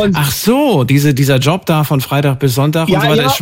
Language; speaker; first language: German; native; German